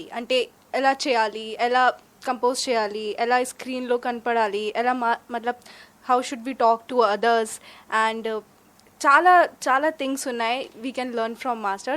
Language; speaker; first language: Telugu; non-native, learner; Hindi